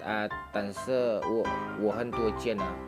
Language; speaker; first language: Chinese; non-native, learner; Indonesian